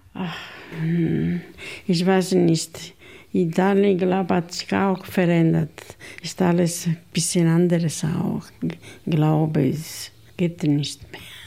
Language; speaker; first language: German; non-native, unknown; Italian